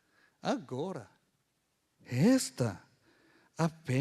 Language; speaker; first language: Portuguese; non-native, fluent; Korean